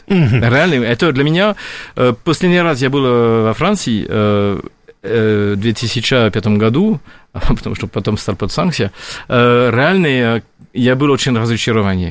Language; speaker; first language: Russian; non-native, fluent; French